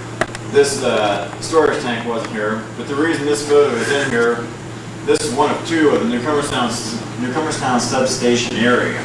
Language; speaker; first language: English; native; English